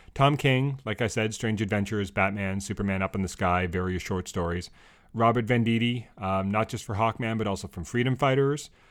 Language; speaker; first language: English; native; English